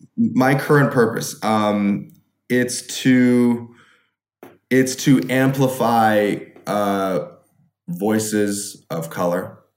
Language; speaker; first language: English; early bilingual, other home language; Chinese